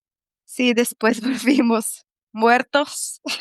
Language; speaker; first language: Spanish; non-native, fluent; Portuguese